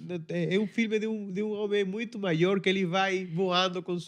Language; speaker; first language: Portuguese; non-native, fluent; Spanish